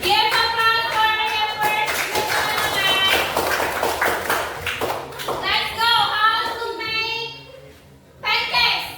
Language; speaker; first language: English; non-native, learner; Indonesian